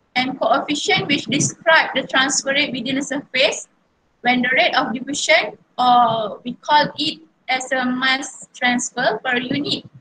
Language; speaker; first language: English; non-native, local second language; Malay